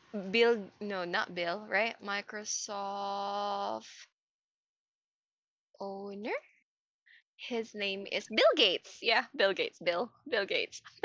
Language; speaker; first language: English; native; English